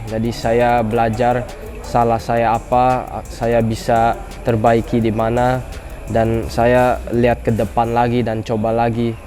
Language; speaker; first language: Indonesian; early bilingual, heritage; English